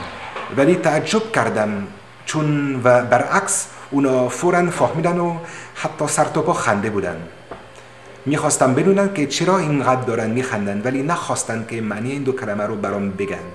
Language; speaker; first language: Persian; non-native, learner; French